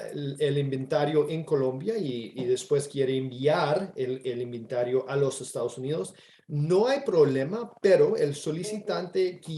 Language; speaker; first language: Spanish; non-native, fluent; English